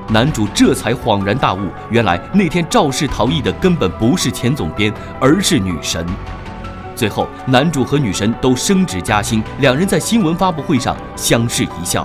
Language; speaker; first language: Chinese; native; Chinese